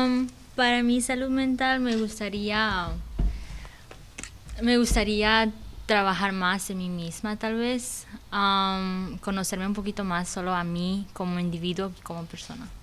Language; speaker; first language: Spanish; early bilingual, heritage; Spanish